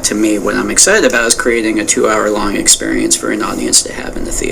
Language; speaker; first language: English; native; English